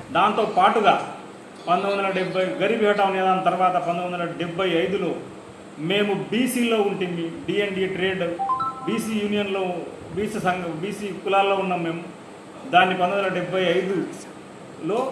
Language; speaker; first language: Telugu; non-native, local second language; Lambadi